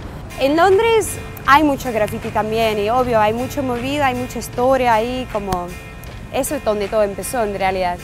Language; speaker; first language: Spanish; non-native, fluent; English